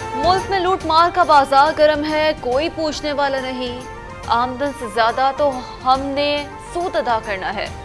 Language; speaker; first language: Urdu; native; Urdu